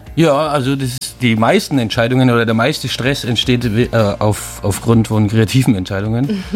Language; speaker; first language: German; native; German